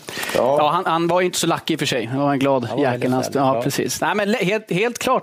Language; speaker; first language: Swedish; native; Swedish